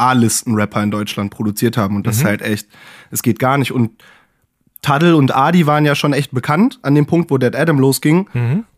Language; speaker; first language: German; native; German